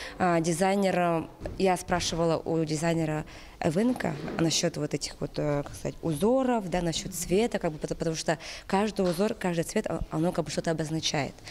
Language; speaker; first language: Russian; native; Russian